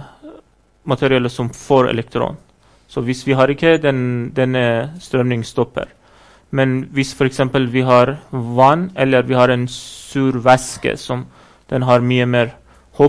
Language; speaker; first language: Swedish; non-native, fluent; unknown